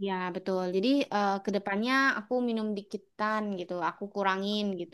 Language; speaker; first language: Indonesian; native; Indonesian